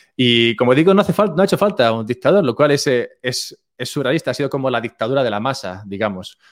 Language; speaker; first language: Spanish; native; Spanish